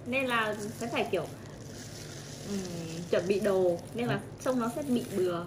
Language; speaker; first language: Chinese; non-native, learner; Vietnamese